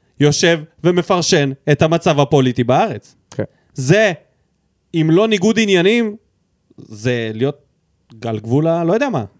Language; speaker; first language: Hebrew; early bilingual, other home language; Russian